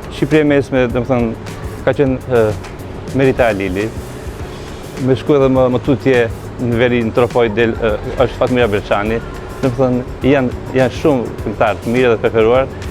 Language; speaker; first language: Albanian; native; Albanian